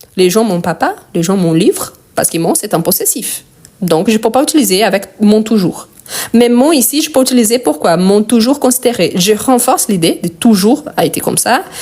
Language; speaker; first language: French; non-native, fluent; Portuguese